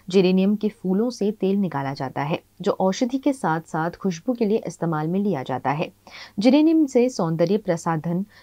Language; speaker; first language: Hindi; non-native, local second language; Gujarati